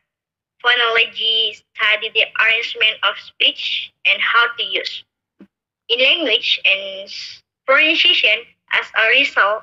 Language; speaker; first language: English; non-native, learner; Indonesian